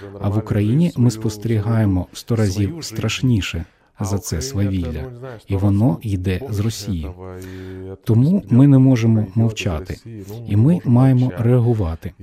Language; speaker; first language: Ukrainian; non-native, fluent; Lithuanian